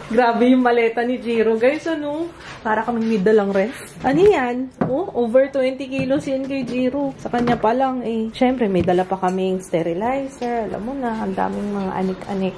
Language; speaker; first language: Filipino; native; Filipino